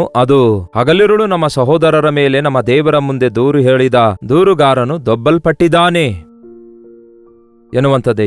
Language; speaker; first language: Kannada; native; Kannada